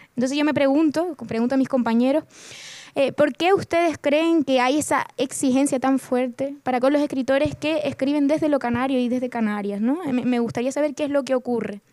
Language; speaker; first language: Spanish; native; Spanish